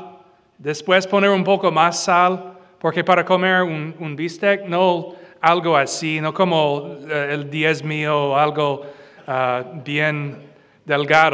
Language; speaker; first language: Spanish; non-native, fluent; English